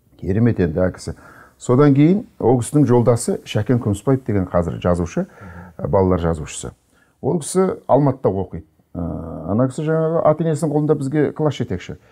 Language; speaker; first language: Kazakh; native; Kazakh